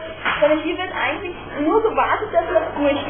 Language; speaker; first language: German; native; German